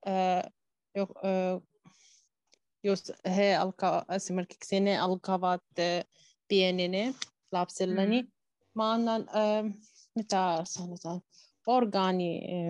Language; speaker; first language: Finnish; non-native, learner; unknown